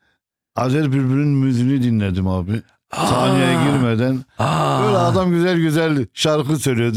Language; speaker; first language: Turkish; non-native, fluent; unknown